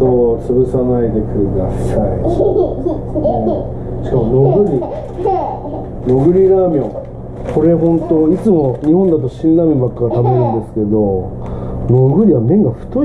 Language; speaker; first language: Japanese; native; Japanese